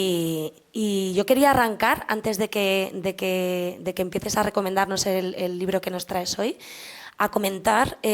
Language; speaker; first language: Spanish; native; Spanish